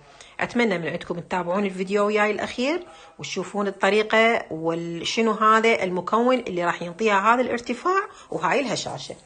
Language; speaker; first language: Arabic; native; Arabic